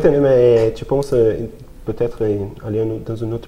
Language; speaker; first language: French; non-native, learner; Portuguese